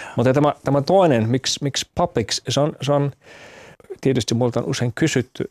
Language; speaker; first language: Finnish; non-native, fluent; German